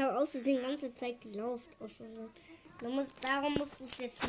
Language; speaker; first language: German; native; German